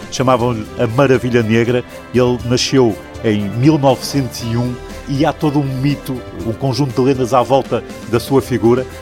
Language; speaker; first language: Portuguese; native; Portuguese